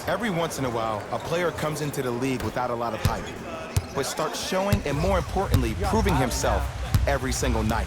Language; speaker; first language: English; native; English